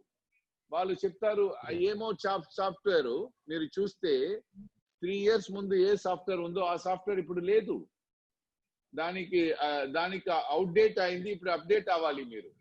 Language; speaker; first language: Telugu; non-native, local second language; Tamil